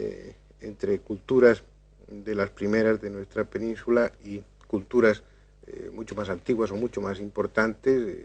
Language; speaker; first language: Spanish; native; Spanish